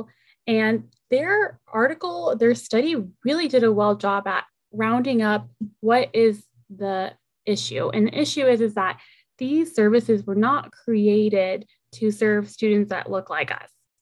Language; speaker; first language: English; early bilingual, other home language; Spanish